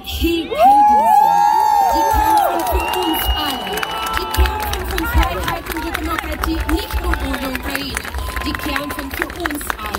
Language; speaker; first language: German; non-native, fluent; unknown